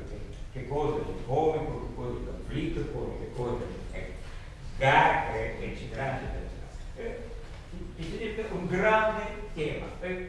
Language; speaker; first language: Italian; non-native, learner; Russian